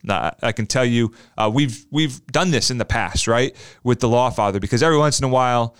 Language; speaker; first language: English; native; English